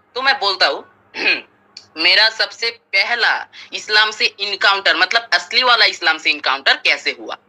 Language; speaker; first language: Hindi; non-native, fluent; Bangla